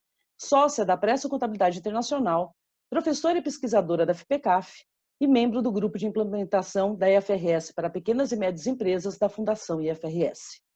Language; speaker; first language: Portuguese; native; Portuguese